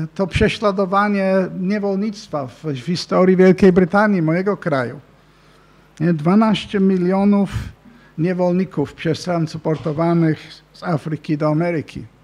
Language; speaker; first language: Polish; non-native, fluent; English